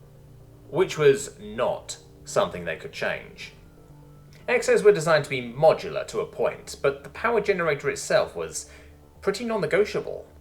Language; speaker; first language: English; native; English